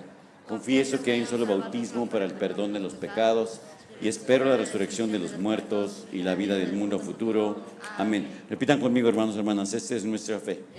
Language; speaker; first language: Spanish; native; Spanish